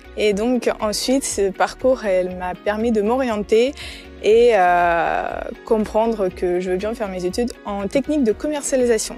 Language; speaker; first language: French; non-native, fluent; Ukrainian